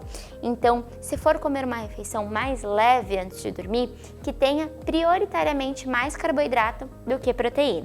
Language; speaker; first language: Portuguese; native; Portuguese